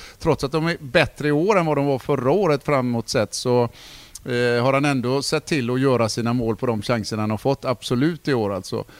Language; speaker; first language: Swedish; native; Swedish